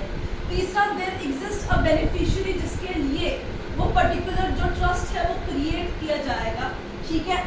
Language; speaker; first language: Hindi; native; Hindi